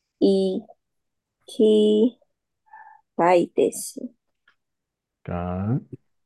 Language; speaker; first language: Japanese; non-native, learner; Chinese